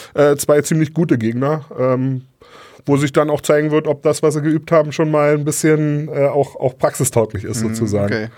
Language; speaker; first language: German; native; German